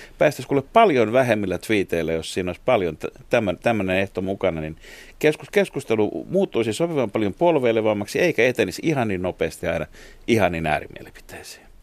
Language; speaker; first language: Finnish; native; Finnish